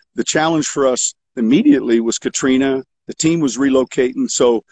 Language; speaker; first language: English; native; English